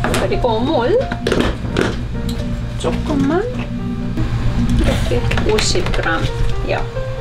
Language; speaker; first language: Korean; non-native, learner; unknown